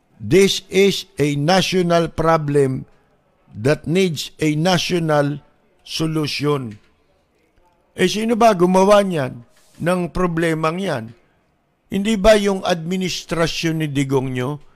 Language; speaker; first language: Filipino; native; Filipino